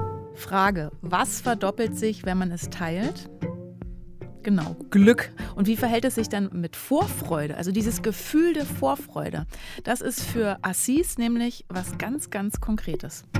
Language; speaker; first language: German; native; German